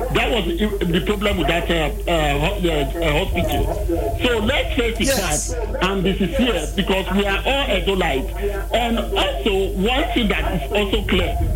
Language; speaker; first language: English; non-native, local second language; Bini